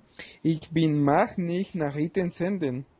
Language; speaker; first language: German; non-native, learner; Spanish